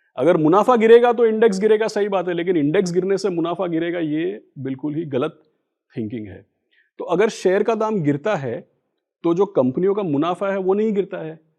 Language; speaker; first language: Hindi; non-native, local second language; Gujarati